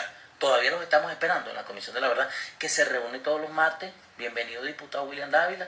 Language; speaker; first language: Spanish; native; Spanish